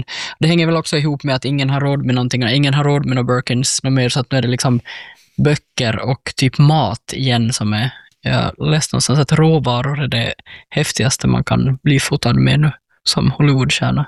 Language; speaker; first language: Swedish; native; Swedish